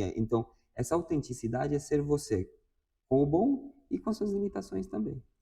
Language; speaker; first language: Portuguese; non-native, fluent; Spanish